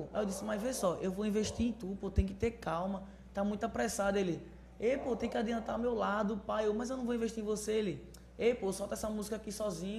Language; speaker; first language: Portuguese; native; Portuguese